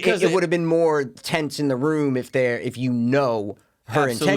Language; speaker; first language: English; native; English